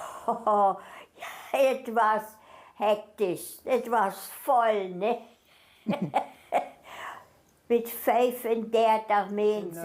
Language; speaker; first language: Afrikaans; non-native, local second language; German